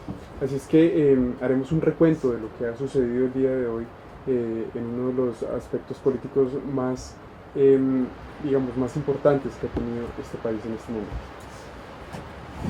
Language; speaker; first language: Spanish; native; Spanish